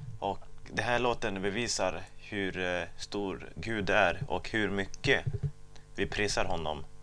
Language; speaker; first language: Swedish; early bilingual, other home language; Kinyarwanda